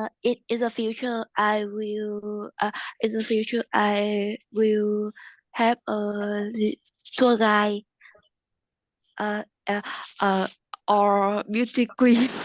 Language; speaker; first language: English; non-native, learner; Vietnamese